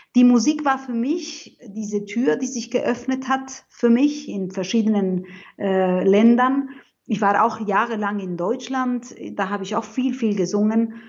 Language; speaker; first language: German; non-native, fluent; Spanish